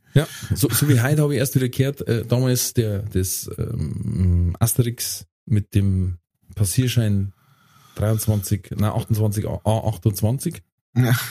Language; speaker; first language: German; native; German